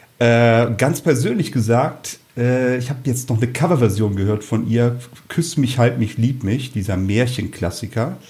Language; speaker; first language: German; native; German